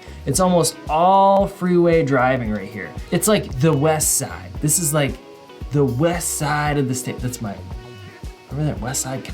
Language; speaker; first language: English; native; English